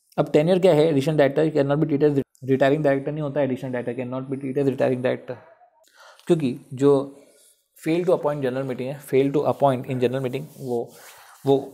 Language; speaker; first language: Hindi; native; Hindi